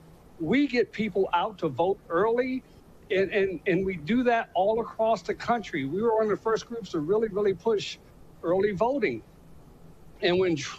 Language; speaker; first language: English; native; English